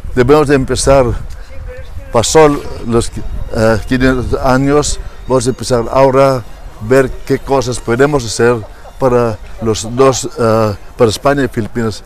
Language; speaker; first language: Spanish; non-native, fluent; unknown